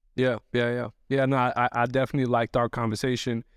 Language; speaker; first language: English; early bilingual, other home language; Arabic